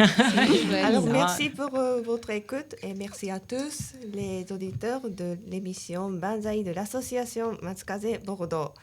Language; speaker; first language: French; non-native, learner; Japanese